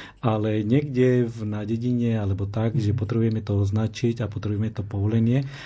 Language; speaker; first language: Slovak; non-native, fluent; Spanish